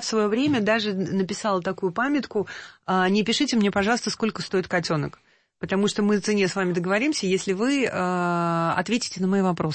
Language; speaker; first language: Russian; native; Russian